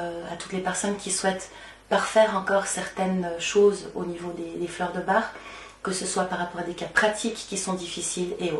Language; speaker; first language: French; native; French